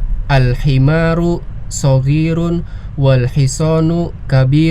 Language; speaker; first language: Arabic; non-native, learner; Indonesian